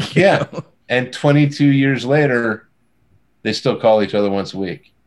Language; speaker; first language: English; native; English